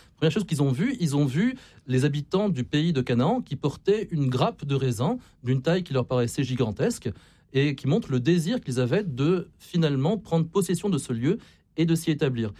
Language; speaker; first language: French; native; French